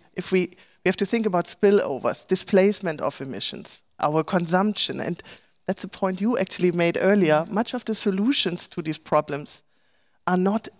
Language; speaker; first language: English; non-native, fluent; German